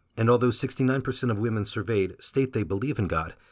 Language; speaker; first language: English; early bilingual, other home language; Vietnamese